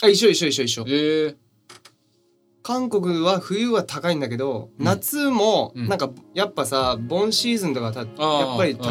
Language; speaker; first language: Japanese; native; Japanese